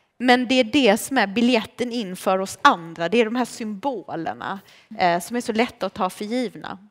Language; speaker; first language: Swedish; early bilingual, other home language; Romanian